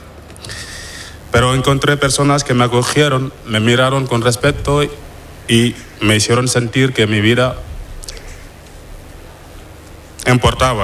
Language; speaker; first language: Spanish; non-native, fluent; Wolof